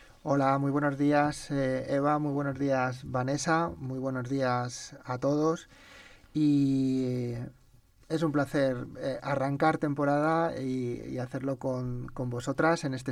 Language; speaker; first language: Spanish; native; Spanish